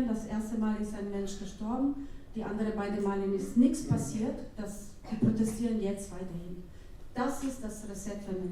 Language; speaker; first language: German; non-native, fluent; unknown